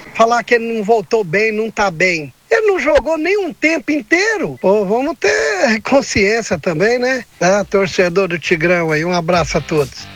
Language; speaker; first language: Portuguese; native; Portuguese